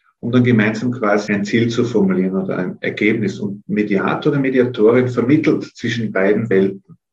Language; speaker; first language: German; native; German